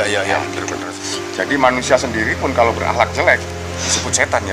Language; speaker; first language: Indonesian; native; Indonesian